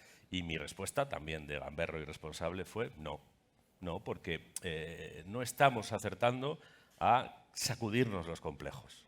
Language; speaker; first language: Spanish; native; Spanish